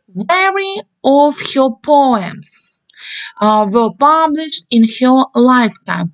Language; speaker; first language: English; non-native, fluent; Ukrainian